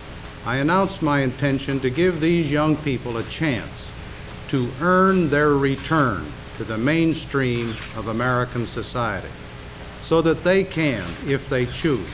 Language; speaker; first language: English; native; English